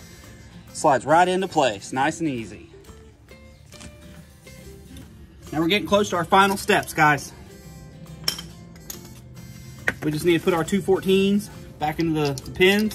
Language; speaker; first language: English; native; English